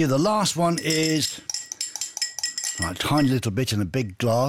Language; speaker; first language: English; native; English